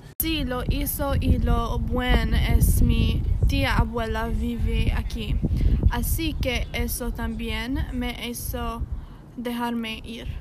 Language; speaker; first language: Spanish; non-native, learner; English